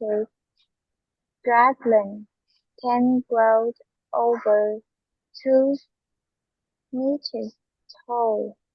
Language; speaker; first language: English; non-native, learner; Vietnamese